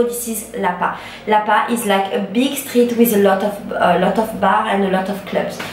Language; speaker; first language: English; non-native, learner; French